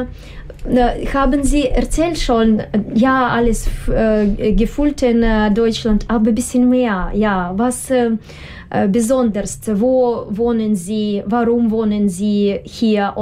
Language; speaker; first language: German; non-native, learner; Russian